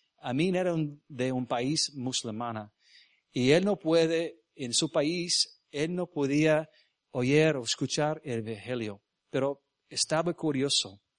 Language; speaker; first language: Spanish; early bilingual, heritage; Spanish